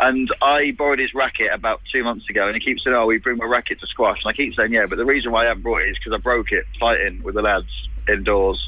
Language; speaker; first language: English; native; English